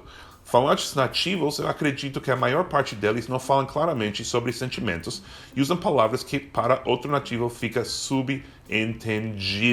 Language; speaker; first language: Portuguese; non-native, fluent; English